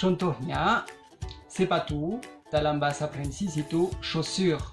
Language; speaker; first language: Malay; non-native, fluent; French